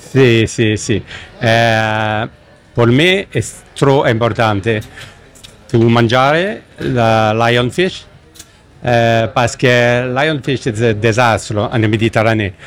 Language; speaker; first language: Italian; non-native, learner; French